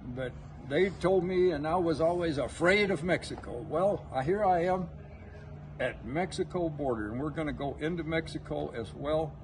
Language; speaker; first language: English; native; English